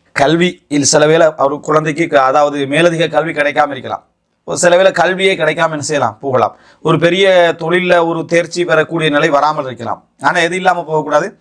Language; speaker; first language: Tamil; native; Tamil